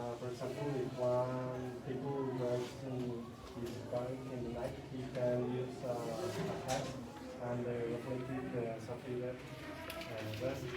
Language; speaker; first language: English; non-native, learner; Spanish